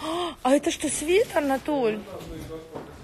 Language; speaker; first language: Russian; native; Russian